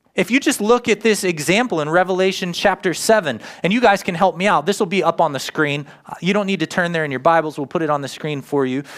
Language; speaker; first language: English; native; English